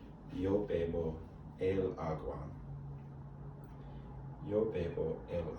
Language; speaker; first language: Spanish; non-native, learner; English